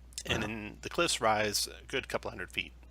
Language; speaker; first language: English; native; English